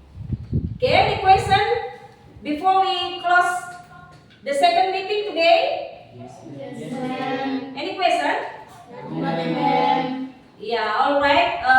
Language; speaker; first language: English; non-native, learner; Indonesian